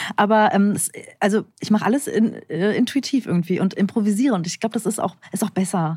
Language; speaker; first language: German; early bilingual, other home language; Turkish